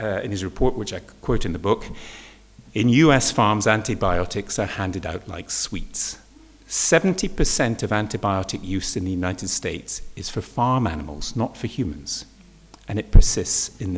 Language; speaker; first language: English; native; English